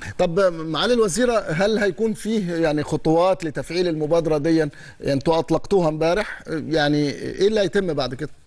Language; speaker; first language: Arabic; native; Arabic